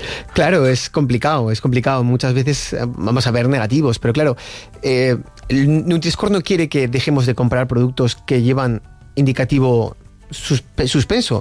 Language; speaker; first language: Spanish; native; Spanish